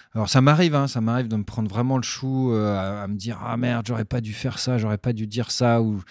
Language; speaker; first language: French; native; French